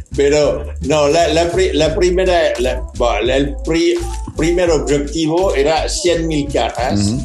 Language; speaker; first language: Spanish; non-native, fluent; French